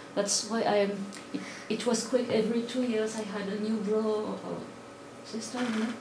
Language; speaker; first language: English; non-native, fluent; French